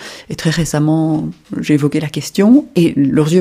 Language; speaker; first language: French; native; French